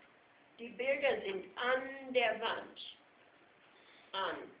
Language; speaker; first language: German; non-native, fluent; English